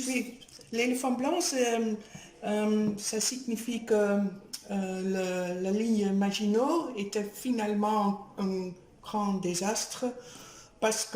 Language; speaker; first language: French; non-native, fluent; Dutch